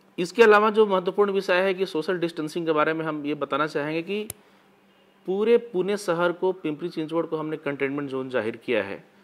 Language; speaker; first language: Hindi; native; Hindi